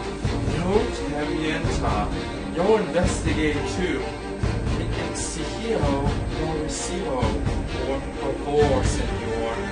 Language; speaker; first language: Spanish; non-native, learner; English